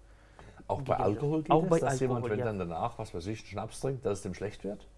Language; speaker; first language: German; native; German